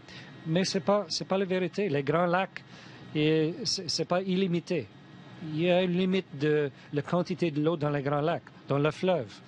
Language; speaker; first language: French; non-native, fluent; English